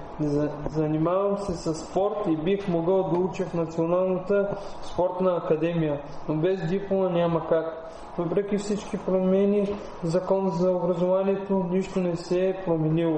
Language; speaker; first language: Bulgarian; native; Bulgarian